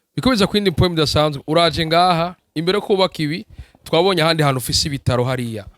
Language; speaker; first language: Rundi; native; Rundi